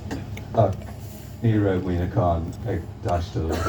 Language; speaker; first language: Irish; non-native, local second language; English